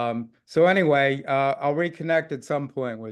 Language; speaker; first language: English; native; English